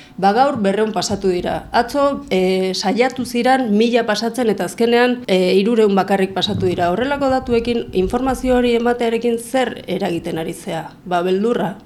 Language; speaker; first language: Basque; native; Basque